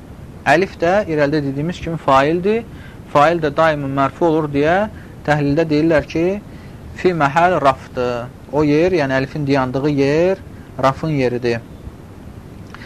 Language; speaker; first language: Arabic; non-native, fluent; Azerbaijani